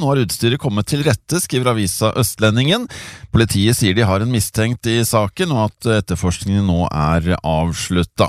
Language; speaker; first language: Norwegian; native; Norwegian